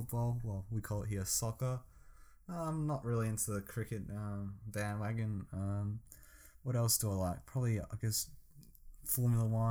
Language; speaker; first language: English; native; English